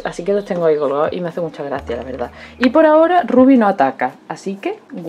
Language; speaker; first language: Spanish; native; Spanish